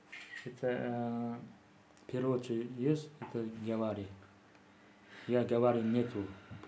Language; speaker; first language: Russian; non-native, learner; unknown